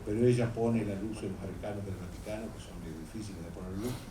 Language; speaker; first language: Spanish; native; Spanish